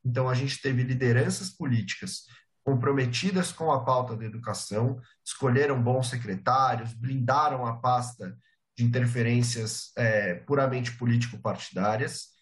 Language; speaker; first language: Portuguese; native; Portuguese